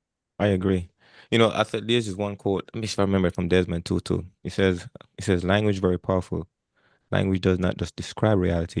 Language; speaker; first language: English; non-native, fluent; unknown